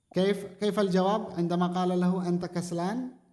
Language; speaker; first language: Arabic; non-native, fluent; Indonesian